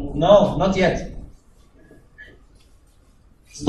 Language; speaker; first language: English; non-native, learner; Arabic